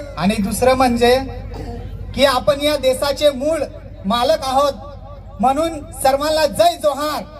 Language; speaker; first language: Marathi; native; Marathi